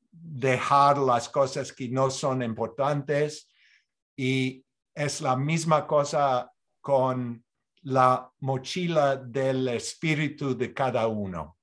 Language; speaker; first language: Spanish; non-native, fluent; English